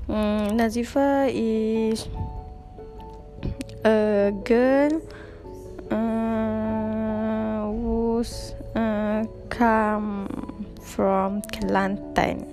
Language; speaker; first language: English; non-native, learner; Malay